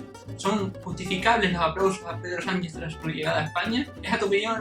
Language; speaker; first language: Spanish; native; Spanish